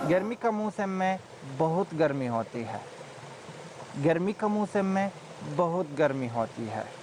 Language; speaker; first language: Hindi; non-native, learner; Arabic